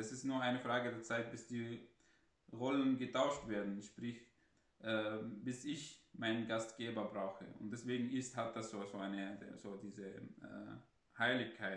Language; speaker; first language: German; non-native, fluent; Arabic